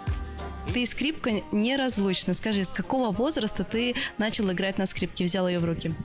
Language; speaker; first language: Russian; native; Russian